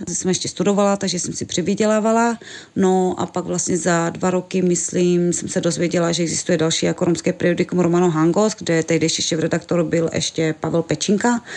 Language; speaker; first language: Czech; non-native, local second language; Romany